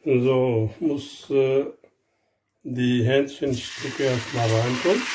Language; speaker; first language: German; non-native, learner; Urdu